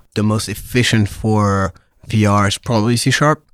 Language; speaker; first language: English; non-native, fluent; French